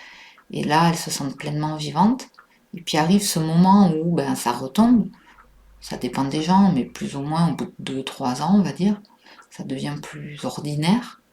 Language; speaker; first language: French; native; French